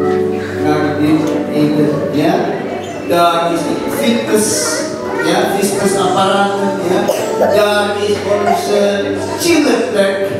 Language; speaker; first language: Dutch; non-native, fluent; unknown